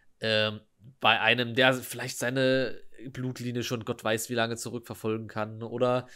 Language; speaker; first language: German; native; German